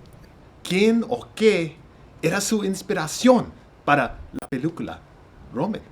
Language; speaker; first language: Spanish; non-native, learner; English